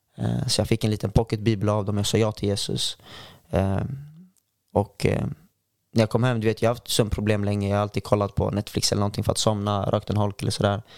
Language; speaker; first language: Swedish; native; Swedish